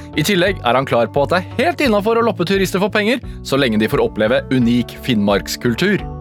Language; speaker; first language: Norwegian; native; Norwegian